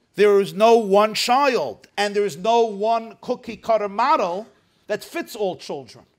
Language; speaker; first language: English; native; English